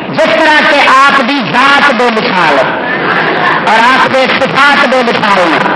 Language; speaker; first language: Urdu; non-native, local second language; Saraiki